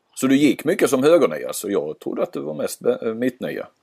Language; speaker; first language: Swedish; native; Swedish